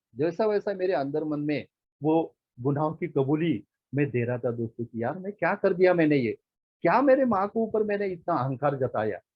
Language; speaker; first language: Hindi; non-native, local second language; Marathi